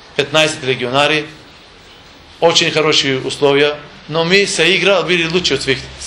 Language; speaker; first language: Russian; non-native, learner; Macedonian